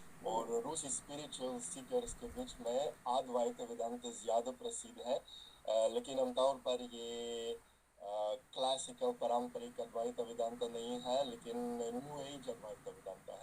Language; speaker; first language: Hindi; non-native, fluent; Russian